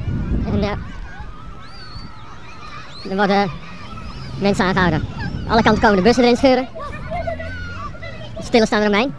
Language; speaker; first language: Dutch; native; Dutch